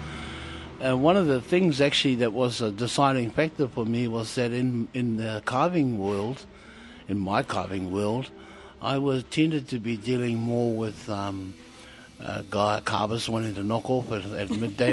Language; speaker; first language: English; native; English